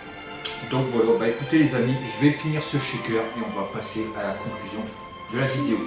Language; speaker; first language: French; native; French